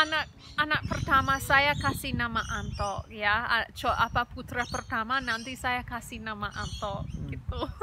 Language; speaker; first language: Indonesian; non-native, fluent; English